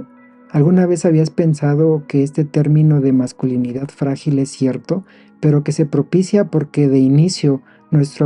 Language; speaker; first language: Spanish; native; Spanish